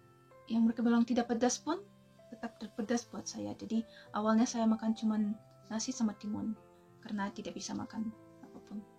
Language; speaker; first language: Indonesian; non-native, fluent; Russian